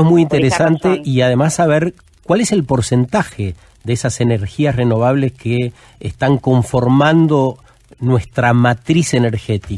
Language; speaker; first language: Spanish; native; Spanish